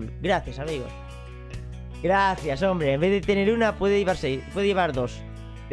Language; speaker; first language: Spanish; native; Spanish